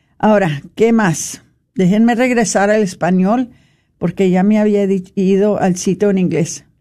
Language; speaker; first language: Spanish; non-native, fluent; English